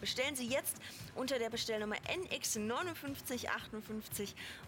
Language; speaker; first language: German; native; German